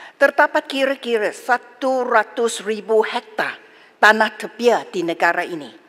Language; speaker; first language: Malay; non-native, local second language; Chinese